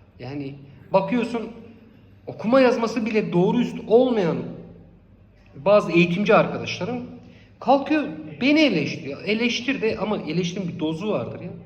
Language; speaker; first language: Turkish; non-native, local second language; Kurdish